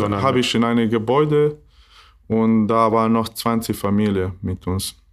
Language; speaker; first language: German; non-native, learner; Bosnian